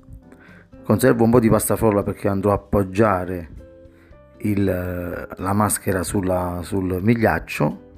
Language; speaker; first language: Italian; native; Italian